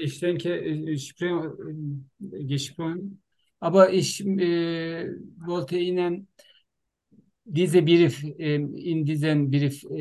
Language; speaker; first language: German; non-native, learner; Turkish